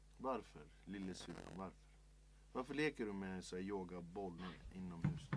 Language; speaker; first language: Swedish; early bilingual, other home language; Kurdish